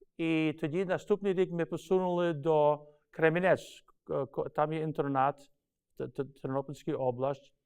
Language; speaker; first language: Ukrainian; early bilingual, heritage; Ukrainian